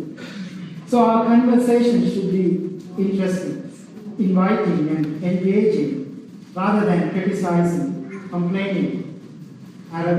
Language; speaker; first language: English; non-native, local second language; Sinhala